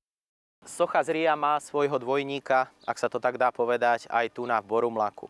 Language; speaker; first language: Slovak; native; Slovak